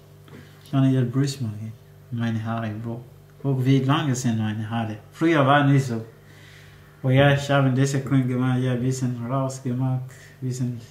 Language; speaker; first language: German; non-native, learner; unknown